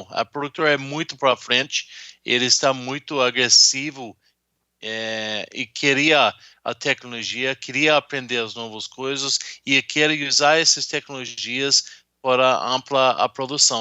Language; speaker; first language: Portuguese; non-native, fluent; English